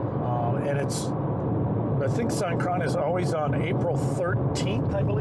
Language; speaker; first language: English; native; English